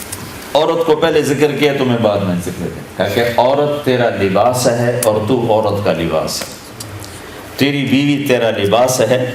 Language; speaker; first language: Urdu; non-native, local second language; Punjabi